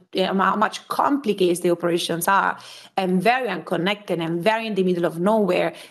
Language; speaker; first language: English; non-native, fluent; Italian